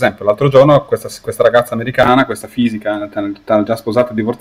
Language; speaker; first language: Italian; native; Italian